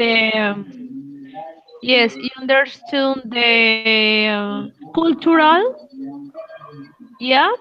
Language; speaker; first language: English; non-native, learner; Spanish